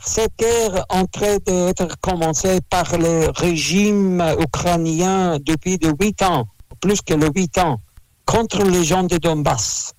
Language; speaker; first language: French; non-native, learner; Russian